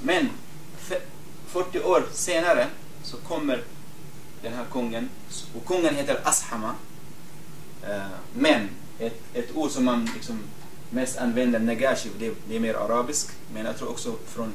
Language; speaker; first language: Swedish; non-native, fluent; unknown